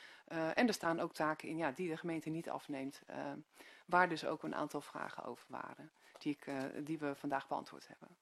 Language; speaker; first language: Dutch; native; Dutch